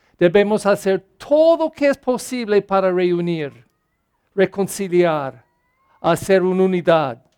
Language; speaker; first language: Spanish; non-native, fluent; English